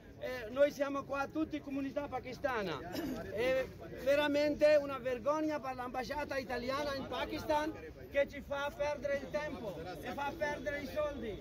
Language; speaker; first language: Italian; non-native, fluent; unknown